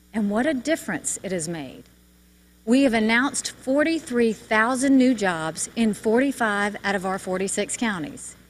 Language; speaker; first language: English; native; English